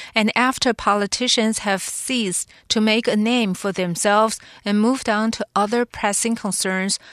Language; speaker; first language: English; non-native, fluent; Chinese